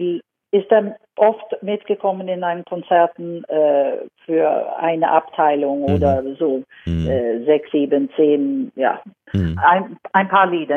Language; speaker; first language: German; non-native, fluent; Swedish